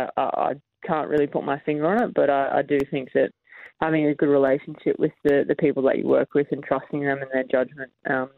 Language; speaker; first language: English; native; English